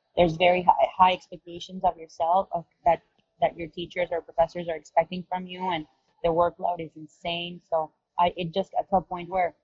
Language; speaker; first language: English; non-native, fluent; Spanish